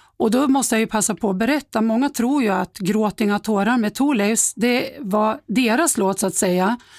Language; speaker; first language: Swedish; native; Swedish